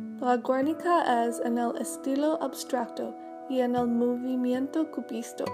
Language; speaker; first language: Spanish; non-native, learner; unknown